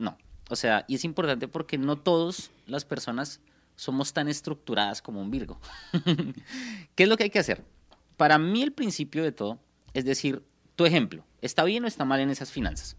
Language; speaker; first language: Spanish; native; Spanish